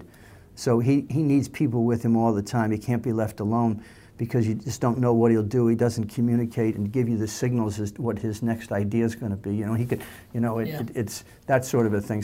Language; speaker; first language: English; native; English